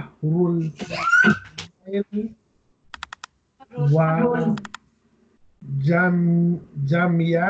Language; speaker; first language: Arabic; non-native, learner; English